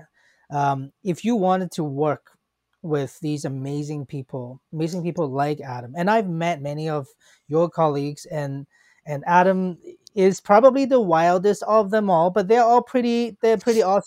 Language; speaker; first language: English; non-native, local second language; Cantonese